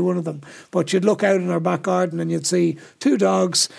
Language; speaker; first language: English; native; English